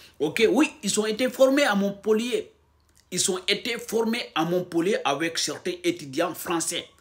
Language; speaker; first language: French; non-native, local second language; Fula